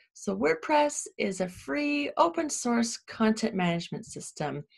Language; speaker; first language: English; native; English